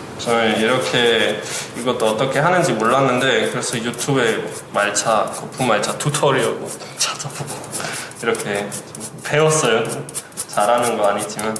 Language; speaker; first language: Korean; non-native, fluent; German